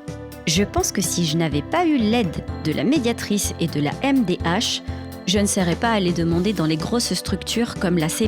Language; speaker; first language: French; native; French